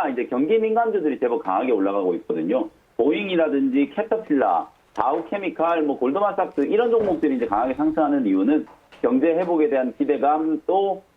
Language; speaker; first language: Korean; native; Korean